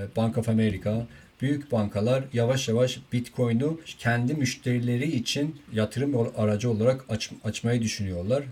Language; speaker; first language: Turkish; non-native, fluent; Persian